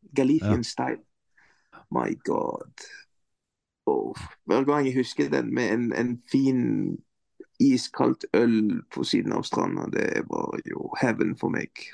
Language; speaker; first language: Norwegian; non-native, fluent; Arabic